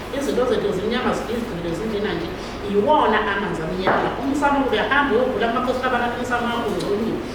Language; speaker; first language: Zulu; non-native, local second language; Xhosa